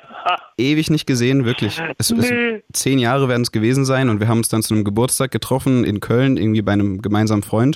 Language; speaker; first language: German; native; German